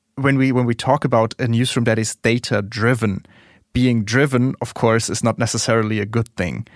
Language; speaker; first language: English; non-native, fluent; German